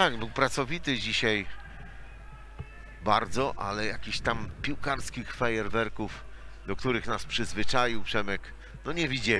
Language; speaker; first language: Polish; native; Polish